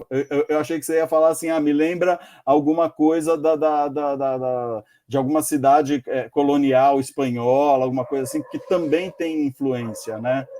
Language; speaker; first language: Portuguese; native; Portuguese